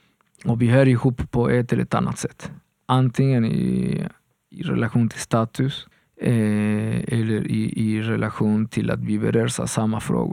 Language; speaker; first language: Swedish; non-native, fluent; Spanish